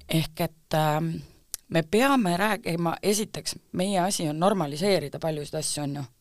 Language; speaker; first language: Estonian; native; Estonian